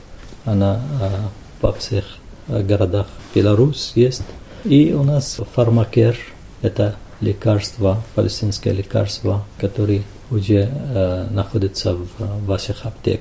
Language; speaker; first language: Russian; non-native, fluent; Arabic